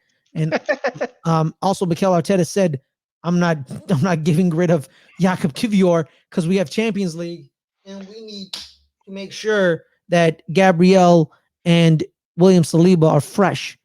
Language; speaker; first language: English; native; English